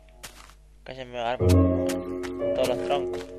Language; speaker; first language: Spanish; native; Spanish